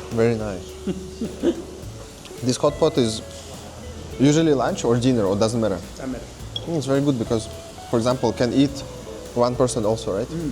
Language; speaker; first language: English; non-native, fluent; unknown